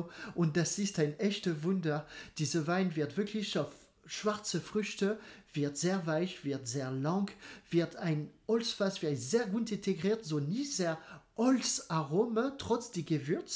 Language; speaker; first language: German; non-native, fluent; French